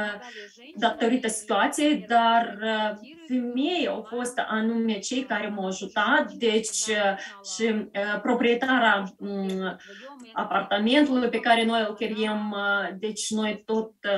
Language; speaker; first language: Romanian; early bilingual, heritage; Romanian